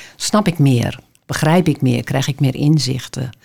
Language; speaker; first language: Dutch; native; Dutch